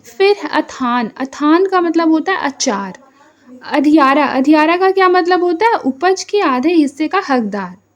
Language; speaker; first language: Hindi; native; Hindi